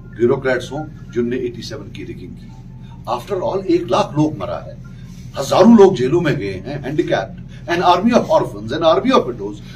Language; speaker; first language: Urdu; non-native, local second language; Kashmiri